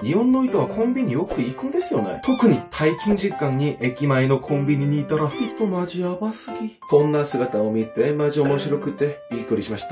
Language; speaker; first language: Japanese; non-native, learner; Korean